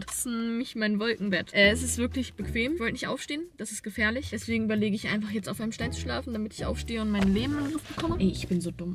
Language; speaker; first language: German; native; German